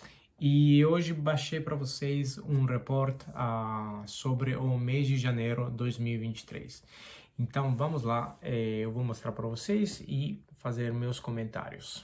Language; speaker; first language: Portuguese; non-native, fluent; Spanish